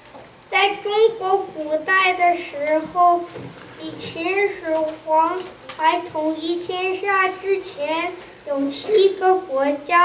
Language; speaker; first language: Chinese; early bilingual, heritage; Chinese